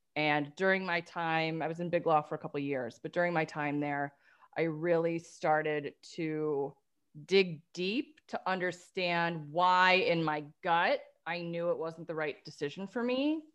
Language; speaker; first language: English; native; English